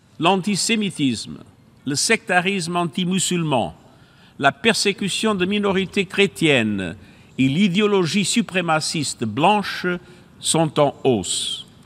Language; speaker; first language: French; non-native, fluent; Portuguese